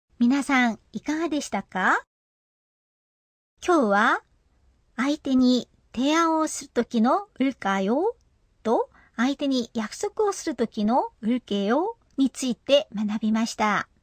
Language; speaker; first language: Japanese; non-native, fluent; Korean